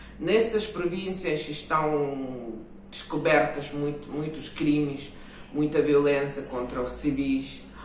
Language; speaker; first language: Portuguese; non-native, fluent; Ukrainian